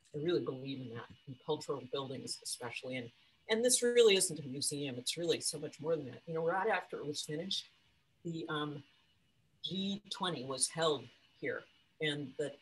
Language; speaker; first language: English; native; English